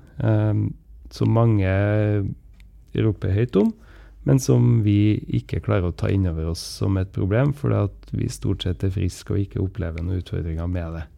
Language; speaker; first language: Norwegian; native; Norwegian